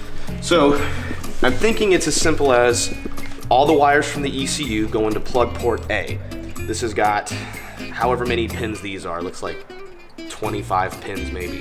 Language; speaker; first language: English; native; English